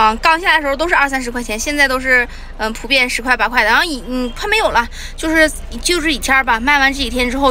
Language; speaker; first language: Chinese; native; Chinese